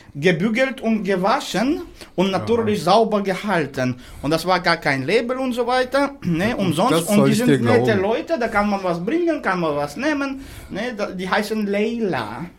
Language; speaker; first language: German; non-native, fluent; Russian